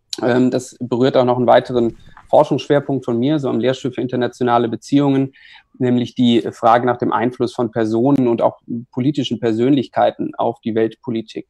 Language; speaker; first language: German; native; German